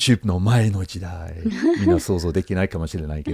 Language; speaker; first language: Japanese; non-native, fluent; English